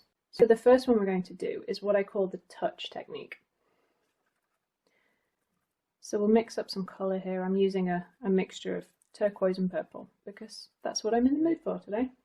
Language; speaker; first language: English; native; English